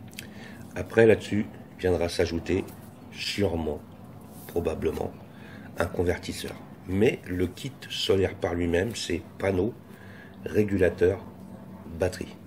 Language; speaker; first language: French; native; French